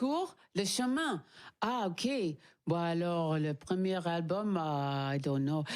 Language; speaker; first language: French; non-native, learner; English